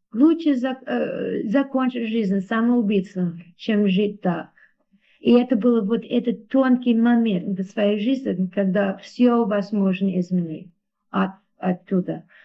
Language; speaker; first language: Russian; non-native, learner; English